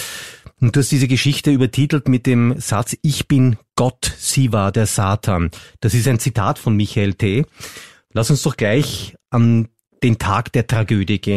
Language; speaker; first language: German; native; German